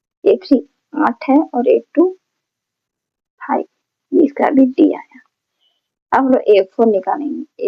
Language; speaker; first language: Hindi; native; Hindi